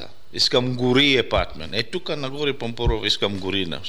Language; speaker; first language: Bulgarian; non-native, learner; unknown